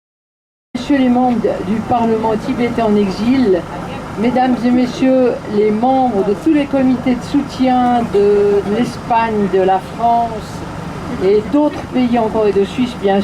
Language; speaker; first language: French; native; French